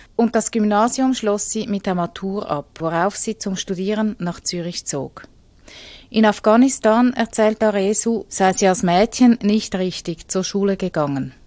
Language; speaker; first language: German; native; German